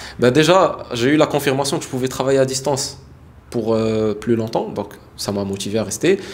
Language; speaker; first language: French; early bilingual, other home language; Arabic